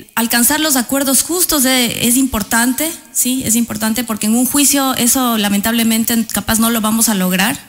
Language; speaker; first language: Spanish; native; Spanish